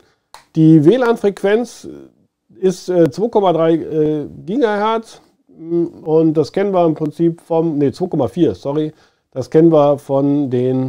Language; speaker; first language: German; native; German